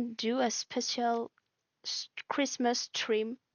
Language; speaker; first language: English; non-native, learner; French